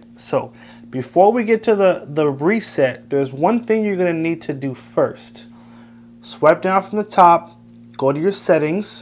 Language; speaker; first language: English; native; English